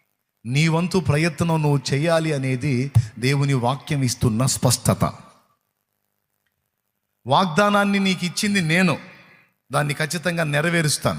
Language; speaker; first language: Telugu; native; Telugu